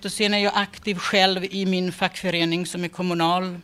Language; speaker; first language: Swedish; non-native, fluent; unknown